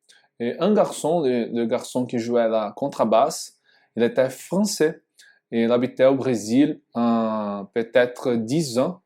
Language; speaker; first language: French; non-native, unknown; Portuguese